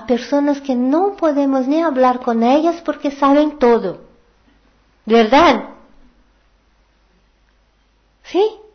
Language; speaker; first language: Portuguese; non-native, learner; Spanish